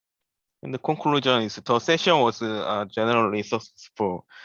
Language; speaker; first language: English; non-native, learner; Korean